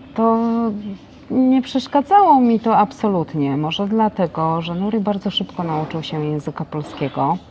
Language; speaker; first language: Polish; native; Polish